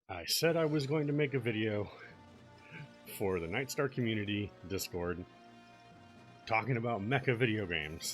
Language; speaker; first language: English; native; English